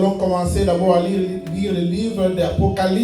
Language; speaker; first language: French; non-native, local second language; Lingala